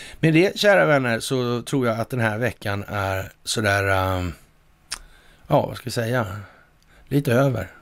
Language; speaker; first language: Swedish; native; Swedish